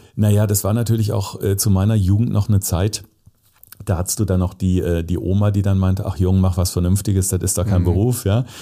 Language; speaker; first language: German; native; German